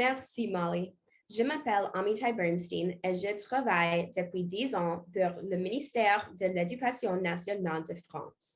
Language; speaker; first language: French; non-native, learner; English